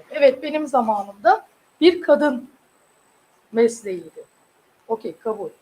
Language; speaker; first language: Turkish; native; Turkish